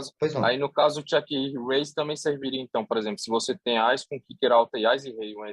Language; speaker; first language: Portuguese; native; Portuguese